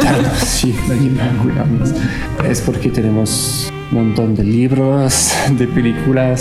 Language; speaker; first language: Spanish; non-native, fluent; French